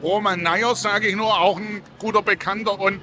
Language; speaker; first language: German; native; German